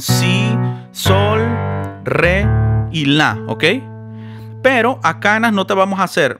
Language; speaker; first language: Spanish; native; Spanish